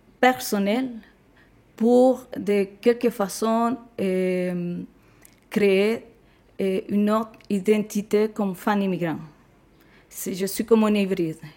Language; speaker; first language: French; non-native, fluent; Spanish